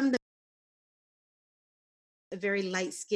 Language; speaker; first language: English; native; English